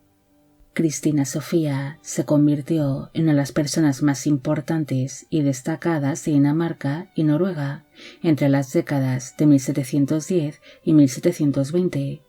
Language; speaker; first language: Spanish; native; Spanish